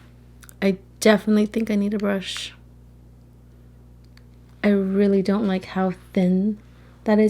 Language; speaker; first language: English; native; English